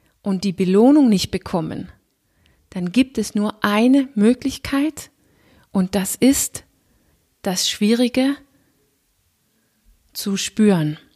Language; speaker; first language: German; non-native, fluent; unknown